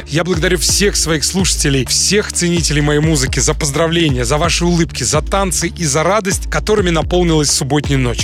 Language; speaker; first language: Russian; native; Russian